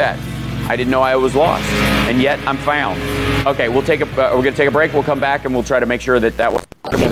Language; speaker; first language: English; native; English